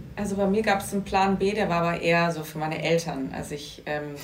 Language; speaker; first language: German; native; German